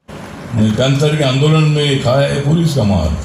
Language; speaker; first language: Hindi; non-native, local second language; Marathi